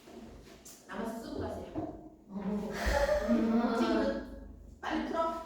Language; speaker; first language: Korean; native; Korean